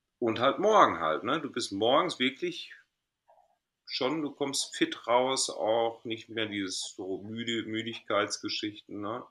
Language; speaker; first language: German; early bilingual, other home language; Greek